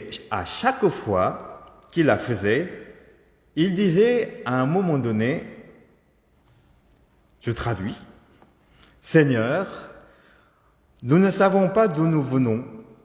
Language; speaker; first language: French; non-native, fluent; Korean